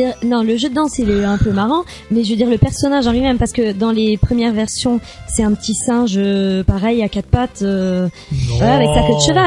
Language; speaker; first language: French; native; French